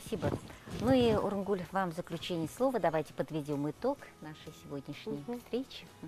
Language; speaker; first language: Russian; native; Russian